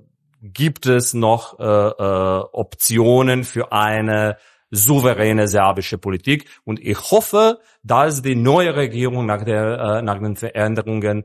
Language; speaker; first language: German; non-native, fluent; Serbian